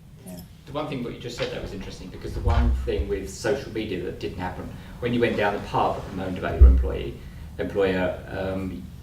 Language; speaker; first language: English; native; English